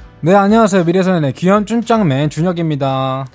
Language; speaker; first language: Korean; native; Korean